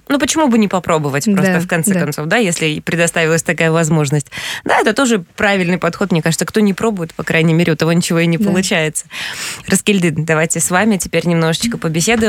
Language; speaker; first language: Russian; native; Russian